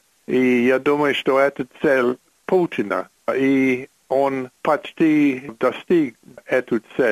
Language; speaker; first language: Russian; non-native, fluent; English